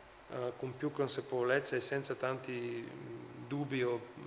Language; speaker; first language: Italian; non-native, fluent; Bulgarian